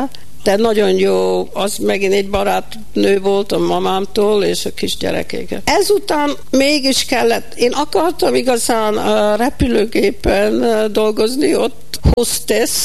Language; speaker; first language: Hungarian; early bilingual, heritage; Hungarian